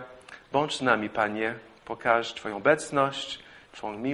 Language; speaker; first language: Polish; non-native, fluent; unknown